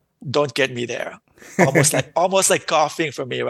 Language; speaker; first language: English; non-native, fluent; Thai